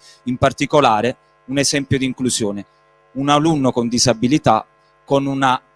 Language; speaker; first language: Italian; native; Italian